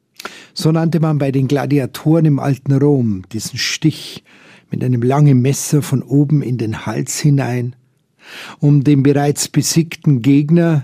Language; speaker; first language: German; native; German